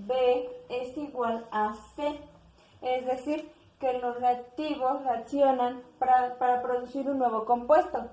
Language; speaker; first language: Spanish; native; Spanish